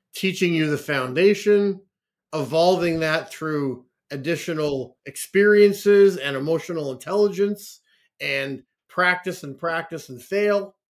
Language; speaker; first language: English; native; English